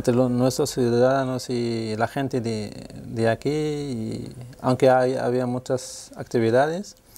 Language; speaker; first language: Spanish; non-native, fluent; Arabic